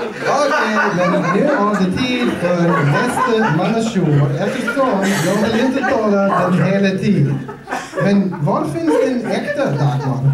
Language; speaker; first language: Swedish; non-native, learner; English